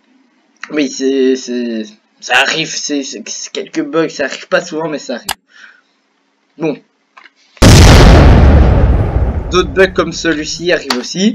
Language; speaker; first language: French; native; French